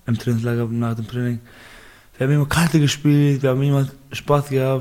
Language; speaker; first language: German; non-native, learner; Baluchi